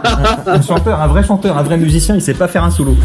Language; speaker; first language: French; native; French